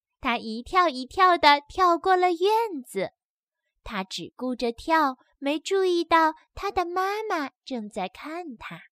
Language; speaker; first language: Chinese; native; Chinese